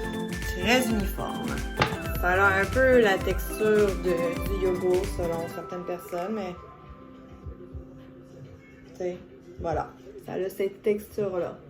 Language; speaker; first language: French; native; French